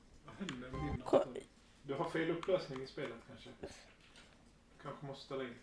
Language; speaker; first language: Swedish; native; Swedish